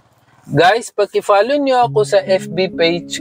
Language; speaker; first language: Filipino; non-native, learner; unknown